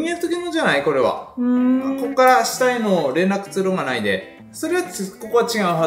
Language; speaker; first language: Japanese; native; Japanese